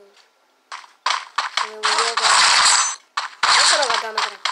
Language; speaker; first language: Spanish; native; Spanish